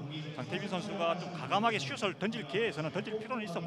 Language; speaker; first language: Korean; native; Korean